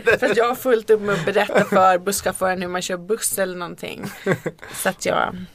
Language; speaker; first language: Swedish; native; Swedish